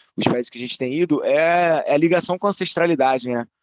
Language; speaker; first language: Portuguese; native; Portuguese